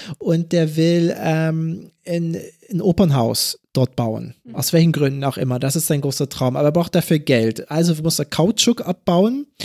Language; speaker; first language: German; early bilingual, other home language; English